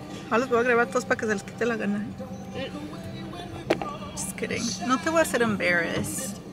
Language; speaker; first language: Spanish; early bilingual, heritage; Spanish